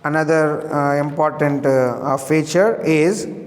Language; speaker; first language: English; non-native, local second language; Telugu